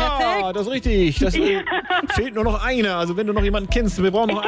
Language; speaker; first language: German; native; German